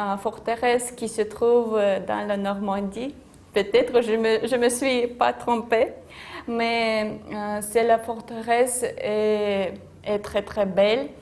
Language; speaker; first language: French; non-native, learner; Kyrgyz